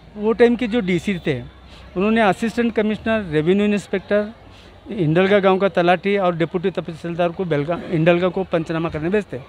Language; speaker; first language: Hindi; non-native, local second language; Urdu